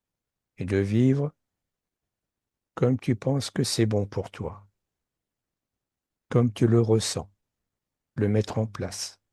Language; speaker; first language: French; native; French